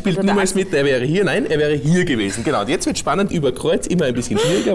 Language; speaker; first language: German; native; German